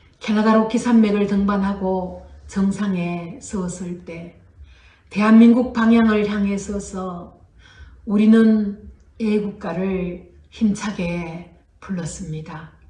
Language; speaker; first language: Korean; native; Korean